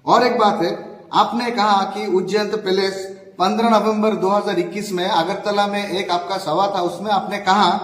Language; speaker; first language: Hindi; non-native, local second language; Bangla